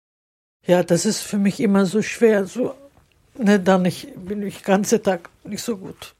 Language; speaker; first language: German; non-native, learner; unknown